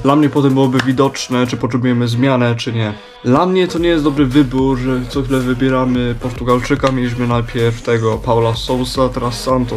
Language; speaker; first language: Polish; early bilingual, heritage; Polish